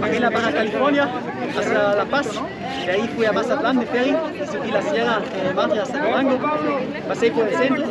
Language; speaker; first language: Spanish; non-native, fluent; German